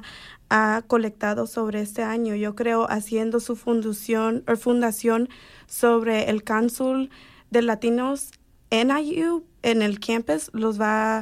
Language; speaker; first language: Spanish; early bilingual, heritage; Spanish